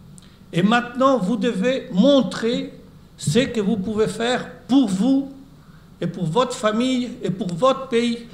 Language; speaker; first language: French; non-native, fluent; Spanish